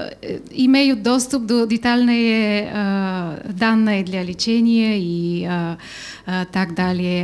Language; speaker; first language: Russian; non-native, learner; Bulgarian